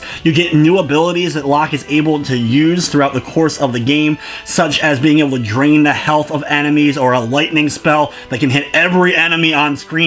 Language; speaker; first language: English; native; English